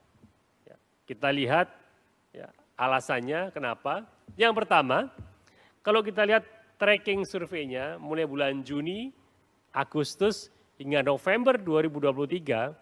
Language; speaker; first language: Indonesian; native; Indonesian